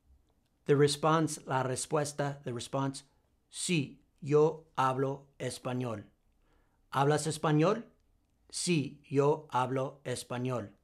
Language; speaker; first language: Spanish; non-native, fluent; English